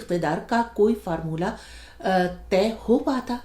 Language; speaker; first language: Urdu; native; Urdu